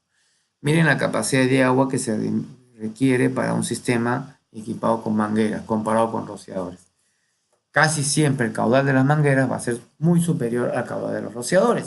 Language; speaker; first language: Spanish; native; Spanish